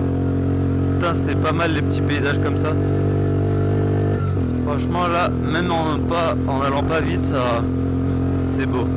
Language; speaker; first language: French; native; French